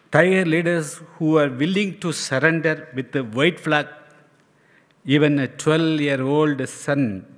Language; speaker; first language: English; non-native, local second language; Tamil